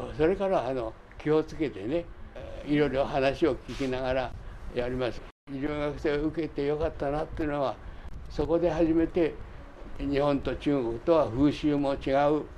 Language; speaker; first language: Japanese; native; Japanese